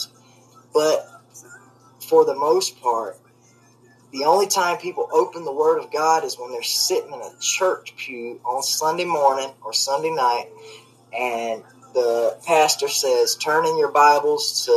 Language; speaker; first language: English; native; English